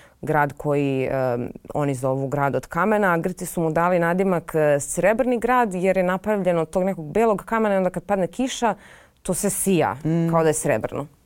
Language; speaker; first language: Serbian; native; Serbian